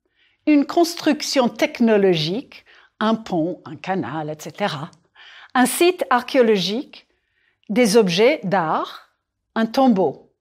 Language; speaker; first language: French; non-native, fluent; English